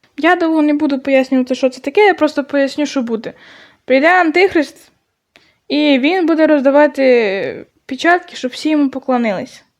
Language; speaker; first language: Ukrainian; non-native, local second language; Russian